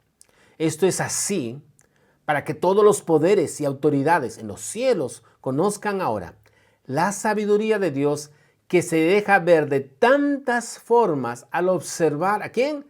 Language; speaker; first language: Spanish; native; Spanish